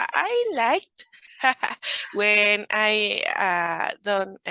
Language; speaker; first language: English; non-native, learner; Spanish